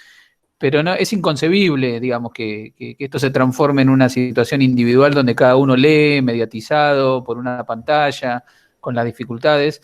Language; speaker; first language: Spanish; native; Spanish